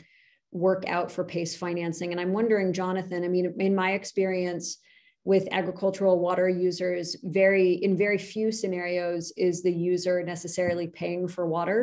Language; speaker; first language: English; native; English